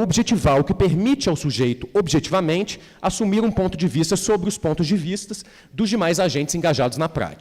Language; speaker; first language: Portuguese; native; Portuguese